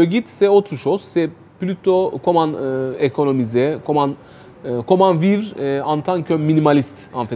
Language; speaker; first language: French; non-native, fluent; Turkish